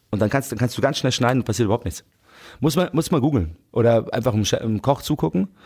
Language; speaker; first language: German; native; German